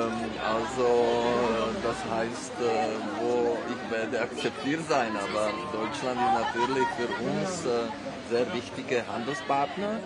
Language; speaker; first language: German; non-native, fluent; Czech